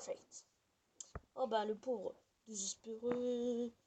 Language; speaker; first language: French; native; French